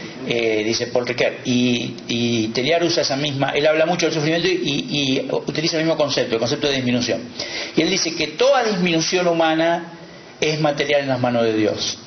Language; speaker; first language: Spanish; native; Spanish